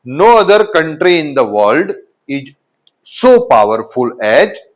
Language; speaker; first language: English; non-native, local second language; Gujarati